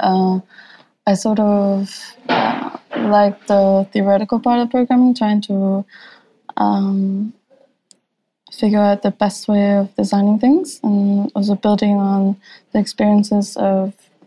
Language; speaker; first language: English; non-native, fluent; Danish